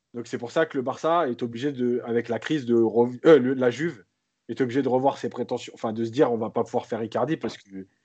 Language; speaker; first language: French; native; French